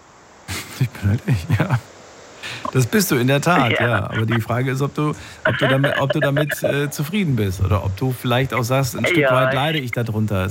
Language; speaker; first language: German; native; German